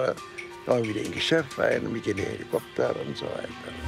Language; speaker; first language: German; non-native, fluent; Indonesian